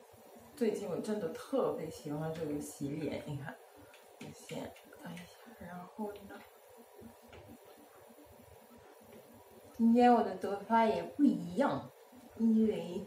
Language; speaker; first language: Chinese; non-native, fluent; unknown